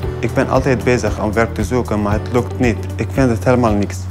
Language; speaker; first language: Dutch; non-native, learner; Arabic